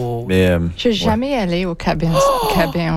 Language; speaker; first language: French; non-native, learner; English